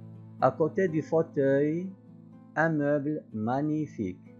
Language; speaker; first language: French; non-native, local second language; Arabic